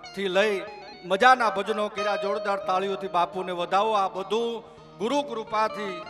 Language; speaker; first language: Gujarati; native; Gujarati